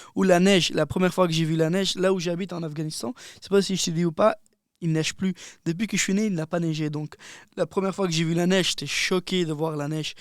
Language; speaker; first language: French; non-native, fluent; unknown